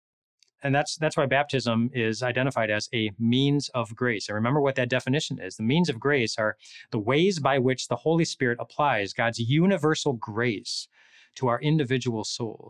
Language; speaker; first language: English; native; English